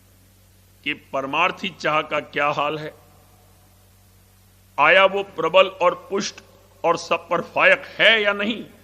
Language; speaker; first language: Hindi; native; Hindi